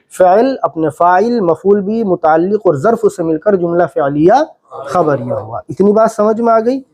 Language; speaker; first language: Urdu; native; Urdu